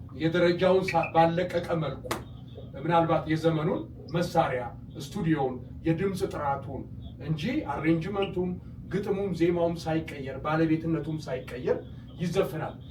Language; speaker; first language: Amharic; native; Amharic